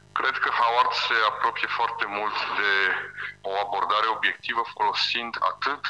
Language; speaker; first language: Romanian; native; Romanian